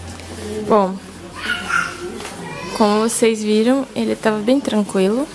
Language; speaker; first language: Portuguese; non-native, fluent; Russian